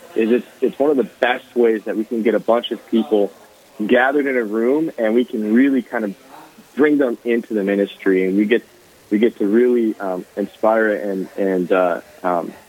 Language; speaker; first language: English; native; English